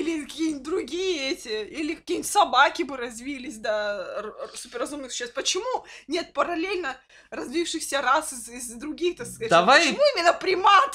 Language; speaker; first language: Russian; native; Russian